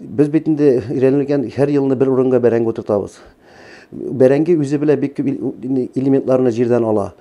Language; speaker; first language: Tatar; native; Tatar